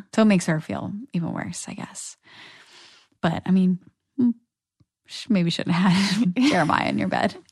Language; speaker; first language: English; native; English